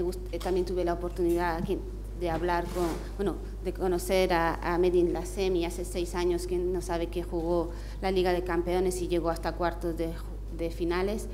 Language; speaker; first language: Spanish; non-native, fluent; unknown